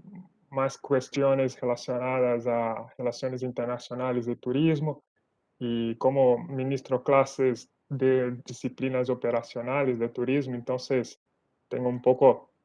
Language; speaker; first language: Spanish; non-native, fluent; Portuguese